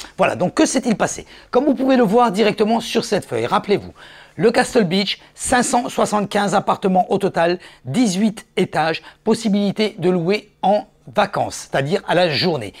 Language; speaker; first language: French; native; French